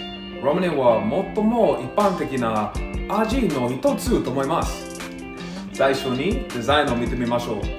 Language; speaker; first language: Japanese; non-native, learner; English